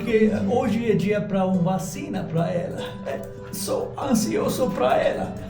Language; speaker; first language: Portuguese; non-native, learner; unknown